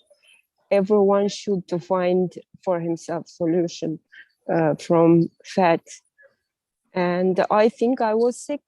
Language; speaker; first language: English; non-native, learner; Russian